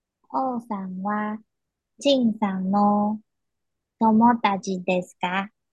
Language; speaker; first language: Japanese; non-native, learner; Chinese